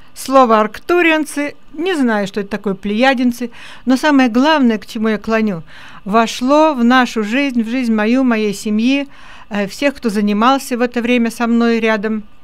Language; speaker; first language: Russian; native; Russian